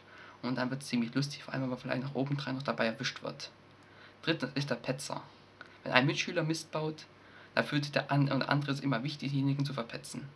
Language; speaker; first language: German; native; German